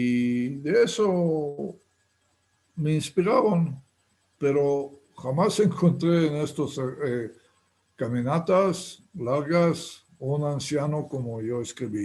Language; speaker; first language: Spanish; non-native, fluent; Hebrew